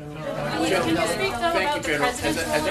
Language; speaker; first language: English; native; English